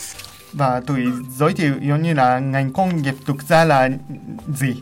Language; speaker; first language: Vietnamese; non-native, fluent; Japanese